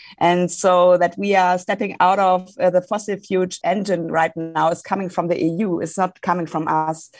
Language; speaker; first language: English; non-native, fluent; German